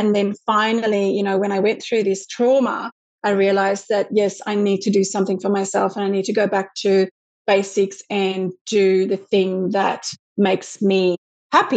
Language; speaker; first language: English; native; English